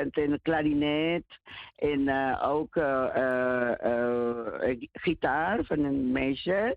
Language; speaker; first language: Dutch; non-native, learner; Spanish